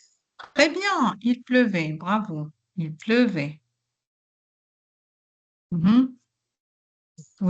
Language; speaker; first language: French; non-native, local second language; Arabic